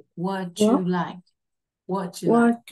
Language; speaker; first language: English; non-native, fluent; Vietnamese